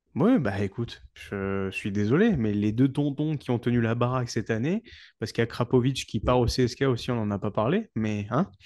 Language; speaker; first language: French; native; French